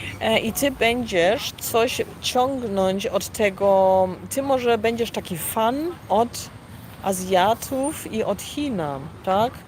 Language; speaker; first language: Polish; early bilingual, heritage; Polish